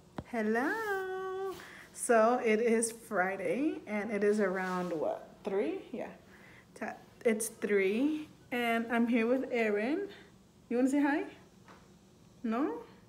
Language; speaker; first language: English; early bilingual, other home language; Spanish